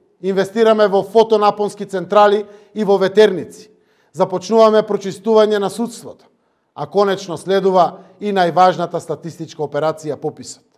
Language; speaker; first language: Macedonian; native; Macedonian